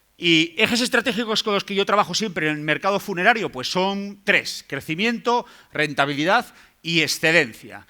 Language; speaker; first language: Spanish; native; Spanish